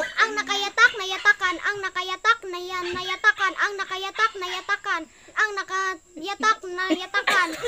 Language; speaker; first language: Cebuano; native; Cebuano